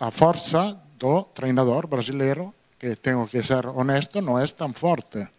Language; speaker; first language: Portuguese; non-native, fluent; Italian